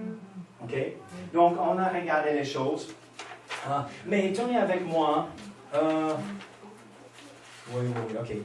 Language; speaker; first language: French; non-native, fluent; English